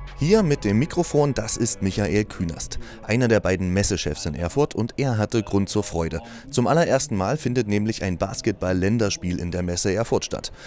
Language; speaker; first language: German; native; German